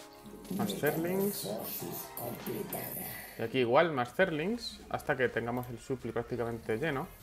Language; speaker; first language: Spanish; native; Spanish